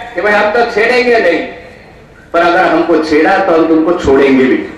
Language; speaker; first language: Hindi; non-native, local second language; Marathi